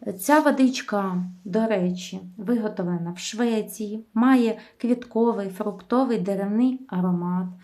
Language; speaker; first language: Ukrainian; native; Ukrainian